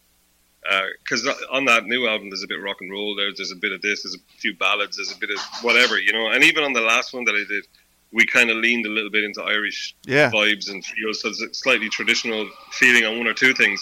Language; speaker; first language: English; native; English